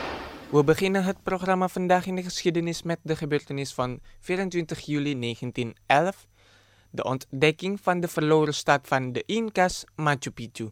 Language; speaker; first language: Dutch; non-native, fluent; Indonesian